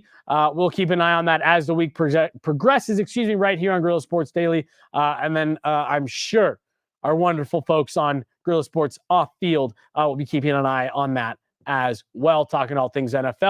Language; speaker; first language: English; native; English